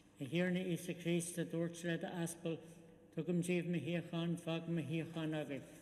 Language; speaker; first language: Irish; non-native, local second language; English